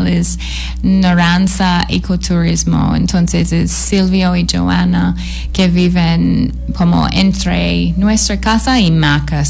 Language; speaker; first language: Spanish; non-native, fluent; English